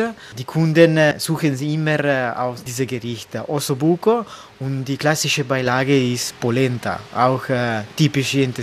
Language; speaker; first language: German; non-native, learner; Italian